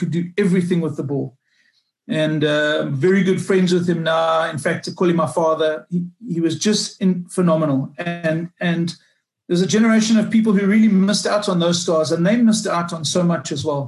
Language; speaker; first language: English; native; English